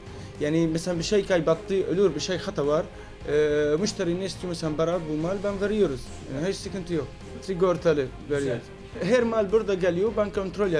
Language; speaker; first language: Turkish; non-native, learner; Arabic